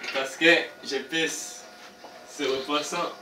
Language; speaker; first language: French; non-native, learner; Portuguese